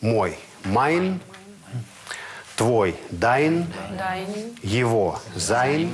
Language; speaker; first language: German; non-native, fluent; Russian